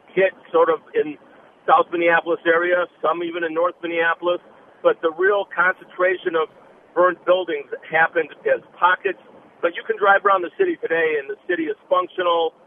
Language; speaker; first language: English; native; English